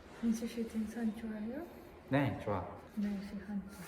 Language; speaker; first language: Korean; non-native, learner; Ukrainian